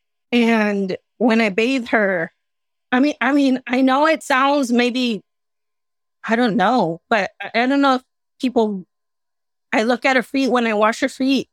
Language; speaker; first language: English; early bilingual, other home language; Spanish